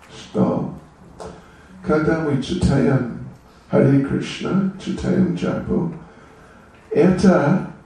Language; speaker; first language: Russian; non-native, learner; English